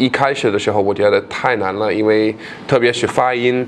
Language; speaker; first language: Chinese; non-native, fluent; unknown